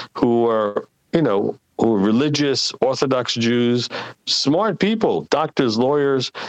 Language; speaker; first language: English; non-native, fluent; Hebrew